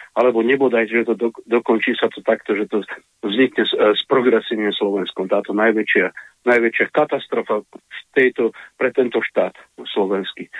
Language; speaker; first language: Slovak; non-native, fluent; Russian